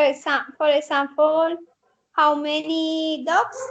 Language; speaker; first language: English; non-native, learner; Spanish